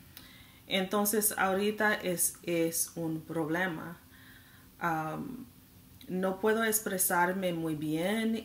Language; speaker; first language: Spanish; non-native, learner; English